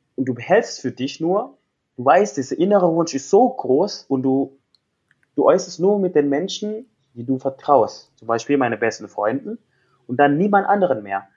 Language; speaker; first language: German; non-native, fluent; Indonesian